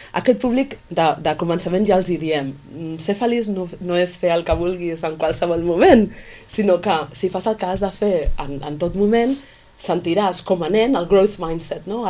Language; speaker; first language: Catalan; non-native, fluent; English